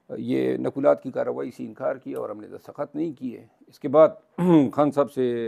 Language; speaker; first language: Urdu; non-native, local second language; Pashto